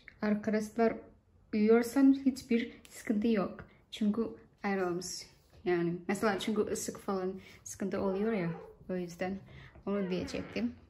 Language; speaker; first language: Turkish; non-native, learner; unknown